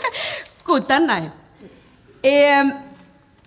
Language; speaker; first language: German; non-native, fluent; Spanish